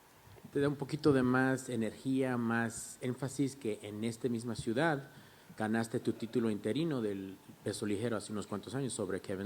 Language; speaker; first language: Spanish; early bilingual, heritage; English